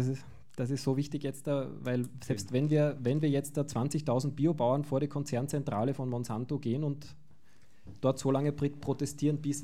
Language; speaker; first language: German; native; German